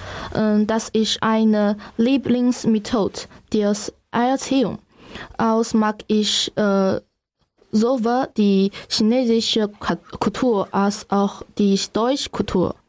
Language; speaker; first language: German; non-native, learner; Chinese